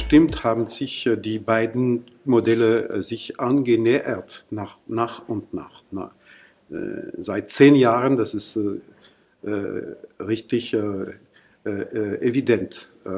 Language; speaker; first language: German; non-native, fluent; French